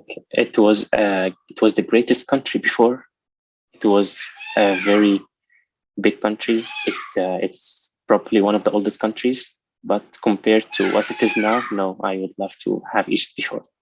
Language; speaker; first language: English; non-native, local second language; Arabic